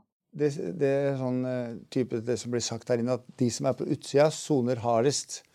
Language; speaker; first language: Norwegian; native; Norwegian